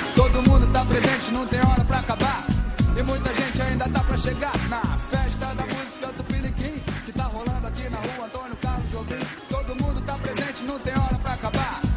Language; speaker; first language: French; non-native, fluent; Portuguese